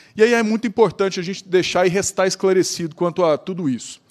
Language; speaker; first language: Portuguese; native; Portuguese